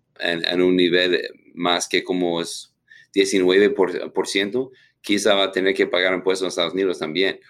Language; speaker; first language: Spanish; non-native, learner; English